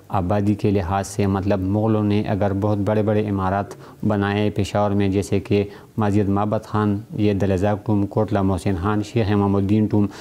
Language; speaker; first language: Urdu; non-native, local second language; Pashto